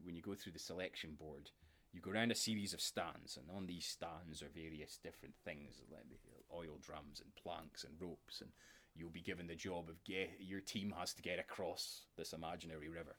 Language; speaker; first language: English; native; English